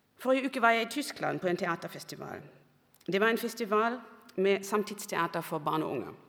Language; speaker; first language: Norwegian; non-native, fluent; German